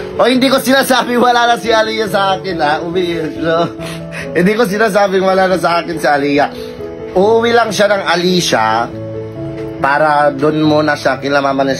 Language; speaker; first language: Filipino; non-native, local second language; Iloko